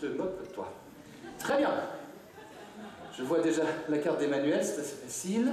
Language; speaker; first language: French; native; French